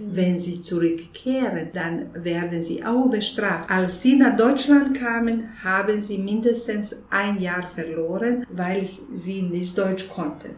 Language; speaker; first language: German; non-native, fluent; Bosnian